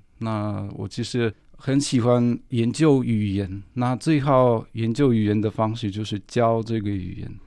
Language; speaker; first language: Chinese; non-native, fluent; Russian